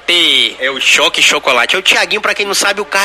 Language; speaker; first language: Portuguese; native; Portuguese